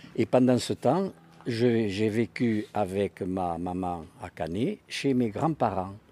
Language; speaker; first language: French; native; French